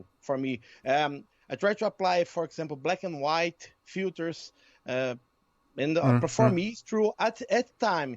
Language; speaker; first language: English; non-native, learner; Portuguese